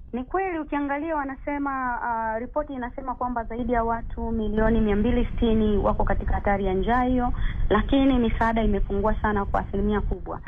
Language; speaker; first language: Swahili; native; Swahili